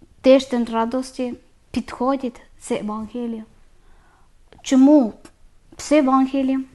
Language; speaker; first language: Ukrainian; non-native, learner; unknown